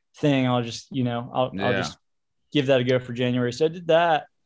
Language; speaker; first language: English; native; English